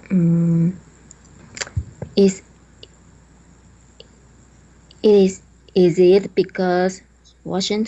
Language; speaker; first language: English; non-native, learner; Chinese